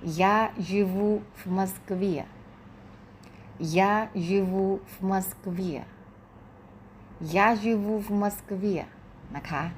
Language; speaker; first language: Russian; non-native, fluent; Thai